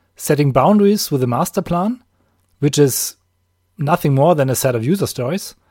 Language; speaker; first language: English; non-native, fluent; German